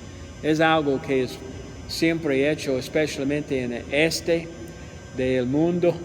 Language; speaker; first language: Spanish; non-native, learner; English